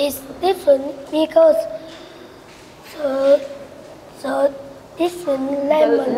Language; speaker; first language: English; non-native, learner; Vietnamese